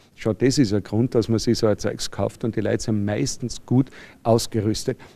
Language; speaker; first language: German; native; German